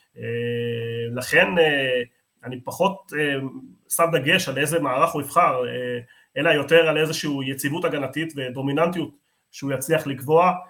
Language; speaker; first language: Hebrew; non-native, fluent; Spanish